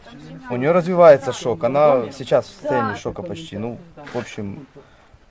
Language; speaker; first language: Russian; native; Russian